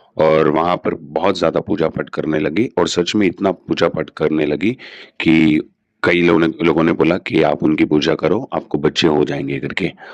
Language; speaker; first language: Hindi; non-native, local second language; Telugu